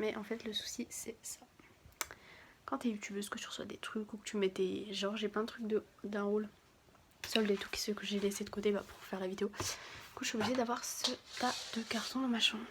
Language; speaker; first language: French; native; French